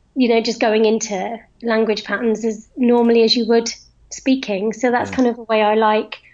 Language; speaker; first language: English; native; English